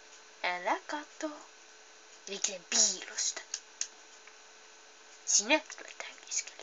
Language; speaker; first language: Finnish; native; Finnish